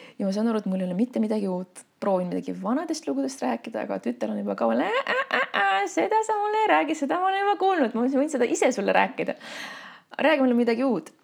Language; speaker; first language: Estonian; non-native, local second language; Russian